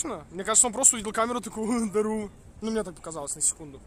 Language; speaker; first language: Russian; native; Russian